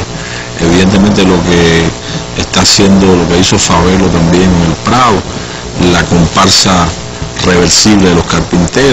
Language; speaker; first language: Spanish; native; Spanish